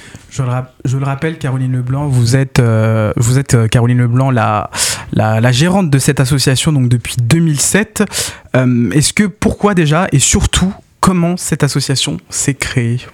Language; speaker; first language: French; native; French